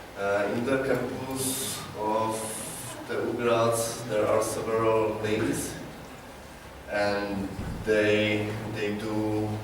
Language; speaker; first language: English; non-native, learner; Czech